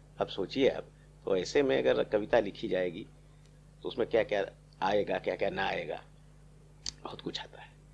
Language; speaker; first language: Hindi; native; Hindi